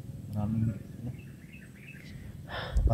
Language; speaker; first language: Filipino; non-native, local second language; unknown